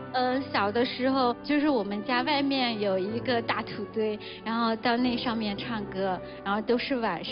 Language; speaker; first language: Chinese; native; Chinese